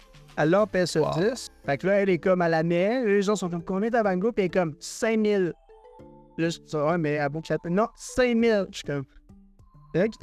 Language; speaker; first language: French; native; French